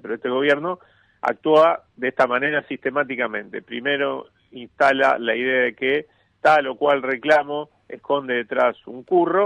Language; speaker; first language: Spanish; native; Spanish